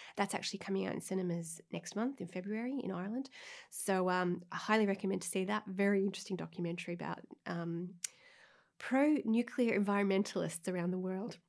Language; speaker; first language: English; native; English